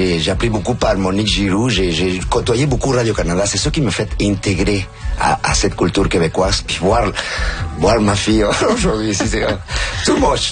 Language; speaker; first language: French; non-native, fluent; Spanish